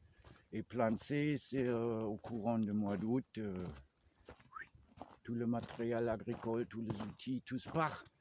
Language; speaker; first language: French; non-native, fluent; German